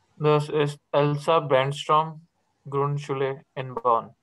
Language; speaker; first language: German; non-native, learner; Urdu